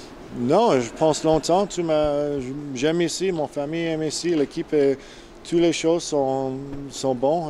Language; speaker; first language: French; non-native, learner; English